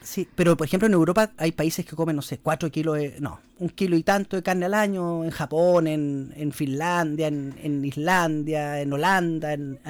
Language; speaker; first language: Spanish; native; Spanish